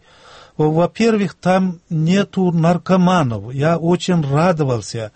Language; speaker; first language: Russian; non-native, local second language; Turkmen